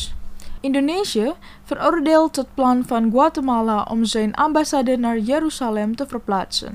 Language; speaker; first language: Dutch; non-native, fluent; Indonesian